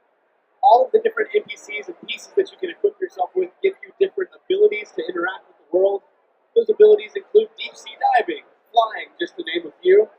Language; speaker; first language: English; native; English